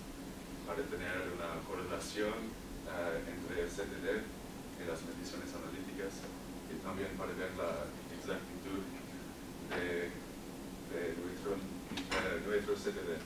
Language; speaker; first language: Spanish; non-native, learner; English